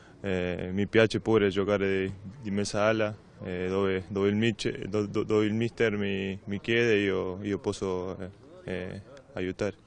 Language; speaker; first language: Italian; non-native, learner; Spanish